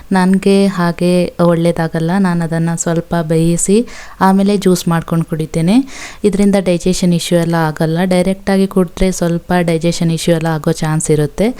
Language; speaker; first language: Kannada; non-native, local second language; Tulu